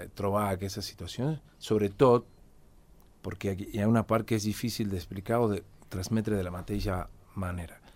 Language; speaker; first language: Catalan; non-native, local second language; Spanish